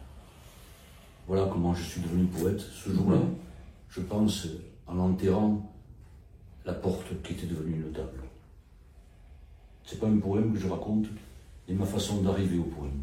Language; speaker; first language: French; native; French